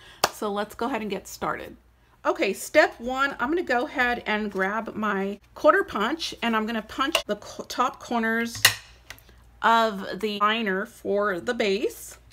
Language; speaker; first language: English; native; English